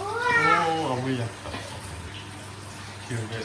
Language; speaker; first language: Japanese; native; Japanese